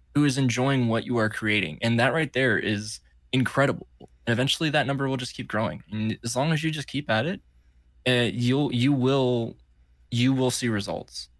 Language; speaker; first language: English; native; English